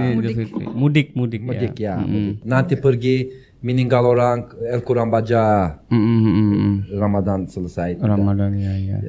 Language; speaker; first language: Indonesian; non-native, learner; Turkish